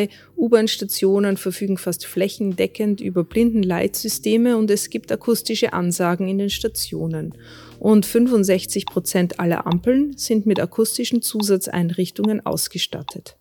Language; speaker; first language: German; native; German